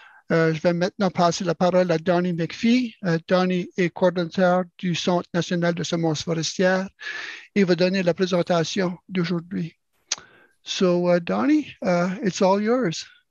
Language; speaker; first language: French; native; French